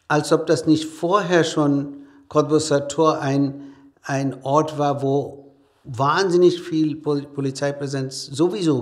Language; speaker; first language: German; non-native, fluent; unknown